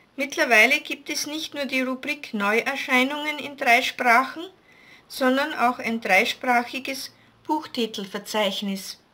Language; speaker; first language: German; native; German